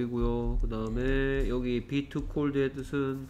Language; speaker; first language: Korean; native; Korean